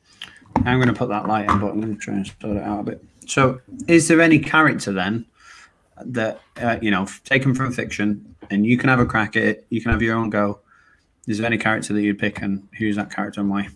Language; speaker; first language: English; native; English